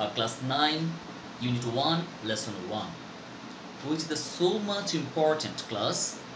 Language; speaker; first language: English; non-native, local second language; Bangla